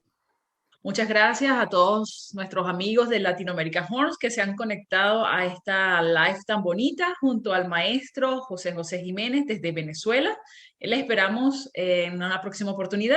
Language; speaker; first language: Spanish; native; Spanish